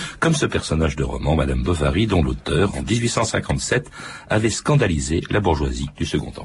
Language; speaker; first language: French; native; French